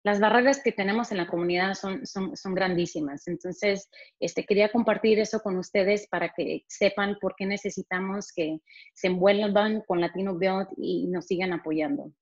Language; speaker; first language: Spanish; early bilingual, heritage; Spanish